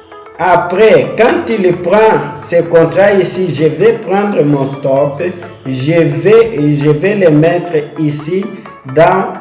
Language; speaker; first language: French; non-native, fluent; Portuguese